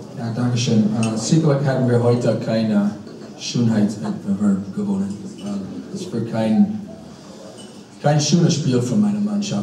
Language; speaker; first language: German; non-native, fluent; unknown